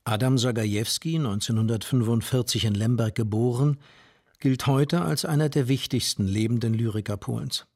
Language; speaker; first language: German; native; German